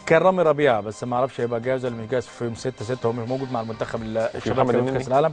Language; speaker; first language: Arabic; native; Arabic